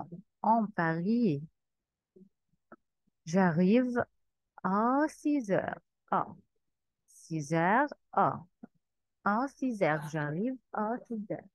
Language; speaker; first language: French; non-native, fluent; Arabic